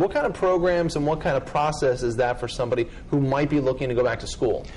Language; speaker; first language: English; native; English